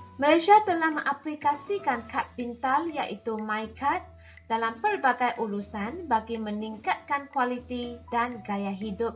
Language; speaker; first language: Malay; non-native, local second language; Chinese